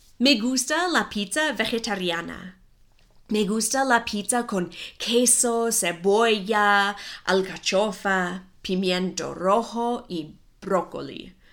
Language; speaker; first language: Spanish; non-native, fluent; English